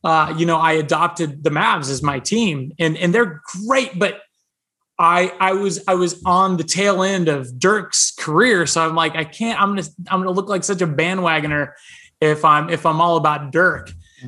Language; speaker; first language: English; native; English